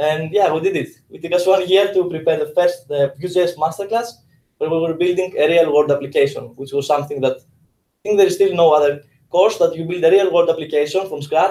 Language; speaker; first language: English; non-native, fluent; Greek